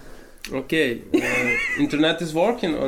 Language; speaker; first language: English; non-native, learner; Ukrainian